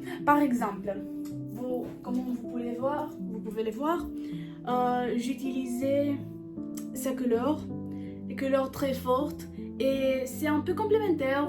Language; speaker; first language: French; non-native, learner; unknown